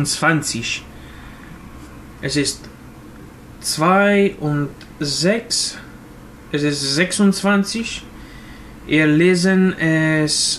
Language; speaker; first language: German; non-native, learner; Romanian